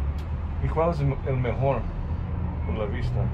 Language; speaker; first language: Spanish; non-native, learner; English